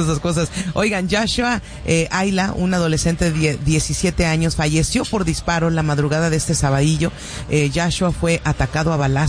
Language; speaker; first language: Spanish; early bilingual, heritage; Spanish